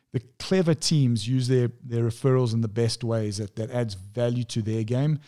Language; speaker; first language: English; native; English